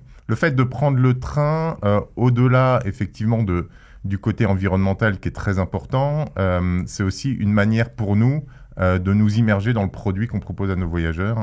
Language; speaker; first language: French; native; French